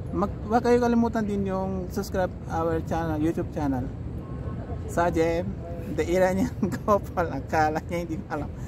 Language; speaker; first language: Filipino; non-native, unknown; Persian